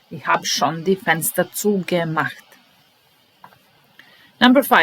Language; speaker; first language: German; non-native, fluent; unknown